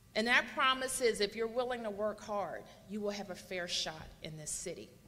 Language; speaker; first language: English; native; English